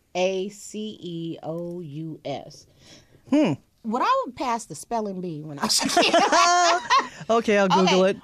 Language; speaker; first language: English; native; English